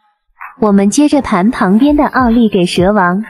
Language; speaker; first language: Chinese; native; Chinese